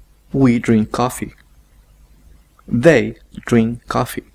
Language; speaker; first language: English; non-native, fluent; Spanish